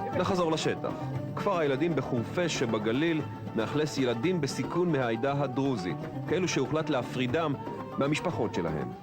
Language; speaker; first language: Hebrew; native; Hebrew